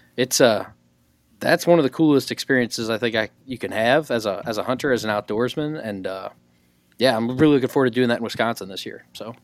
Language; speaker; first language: English; native; English